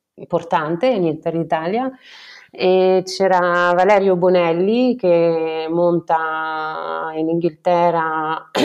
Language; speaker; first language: Italian; non-native, fluent; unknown